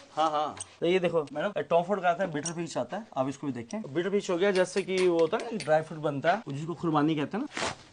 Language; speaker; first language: Hindi; native; Hindi